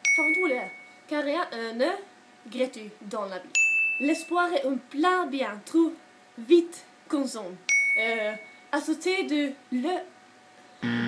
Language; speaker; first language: French; non-native, learner; Swedish